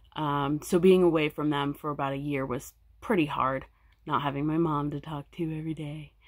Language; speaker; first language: English; native; English